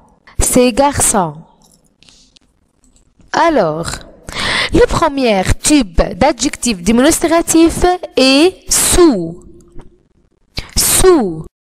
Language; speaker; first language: French; non-native, fluent; Arabic